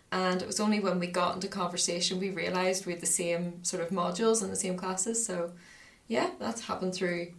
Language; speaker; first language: English; native; English